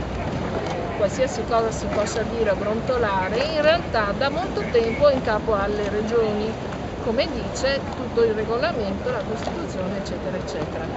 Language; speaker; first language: Italian; native; Italian